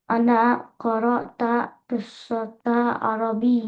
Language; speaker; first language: Arabic; non-native, learner; Indonesian